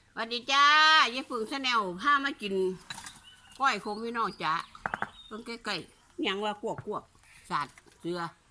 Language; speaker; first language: Thai; native; Thai